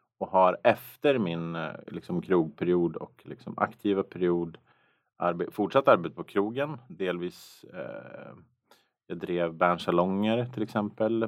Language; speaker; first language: Swedish; native; Swedish